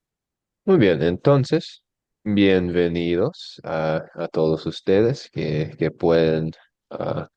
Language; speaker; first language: Spanish; non-native, fluent; English